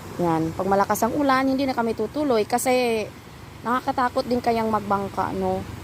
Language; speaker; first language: Filipino; non-native, local second language; Cebuano